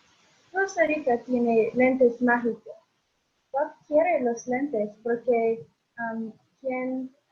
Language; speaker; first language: Spanish; non-native, learner; English